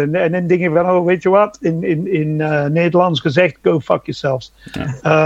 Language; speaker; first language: Dutch; non-native, fluent; English